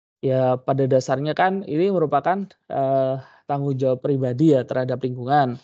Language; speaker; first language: Indonesian; native; Indonesian